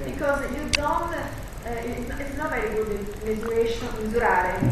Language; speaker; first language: English; non-native, learner; Italian